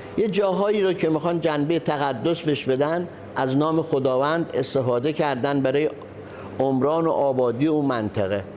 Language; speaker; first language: Persian; native; Persian